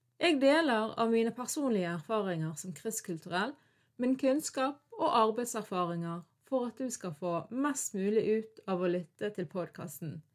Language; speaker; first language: Norwegian; early bilingual, other home language; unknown